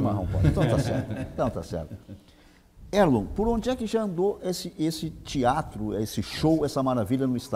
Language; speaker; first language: Portuguese; native; Portuguese